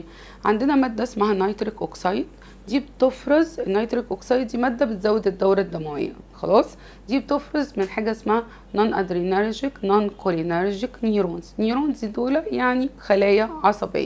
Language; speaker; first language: Arabic; native; Arabic